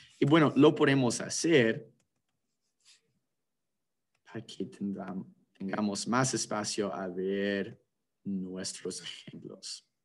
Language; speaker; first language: Spanish; non-native, fluent; English